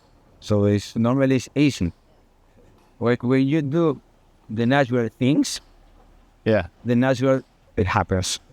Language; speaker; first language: English; non-native, learner; Spanish